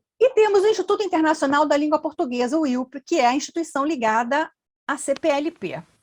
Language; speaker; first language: Portuguese; native; Portuguese